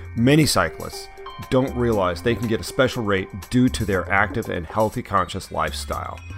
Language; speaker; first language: English; native; English